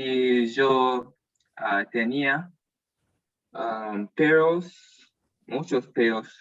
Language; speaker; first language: Spanish; non-native, learner; English